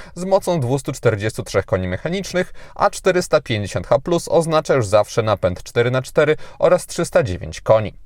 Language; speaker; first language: Polish; native; Polish